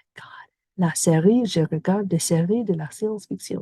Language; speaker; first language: French; non-native, learner; English